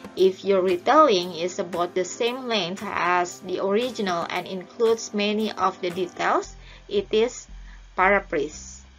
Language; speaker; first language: English; non-native, fluent; Indonesian